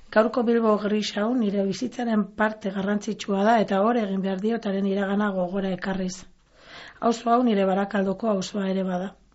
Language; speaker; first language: Basque; non-native, local second language; Spanish